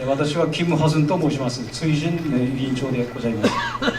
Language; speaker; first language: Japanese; non-native, fluent; Korean